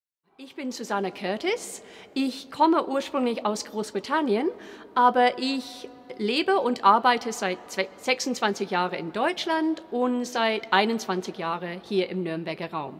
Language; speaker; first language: German; non-native, fluent; English